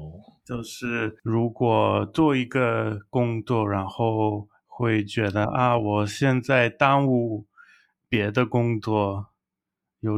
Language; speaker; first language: Chinese; non-native, learner; English